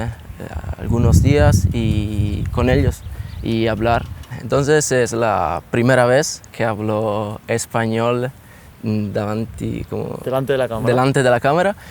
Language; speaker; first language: Spanish; non-native, learner; Italian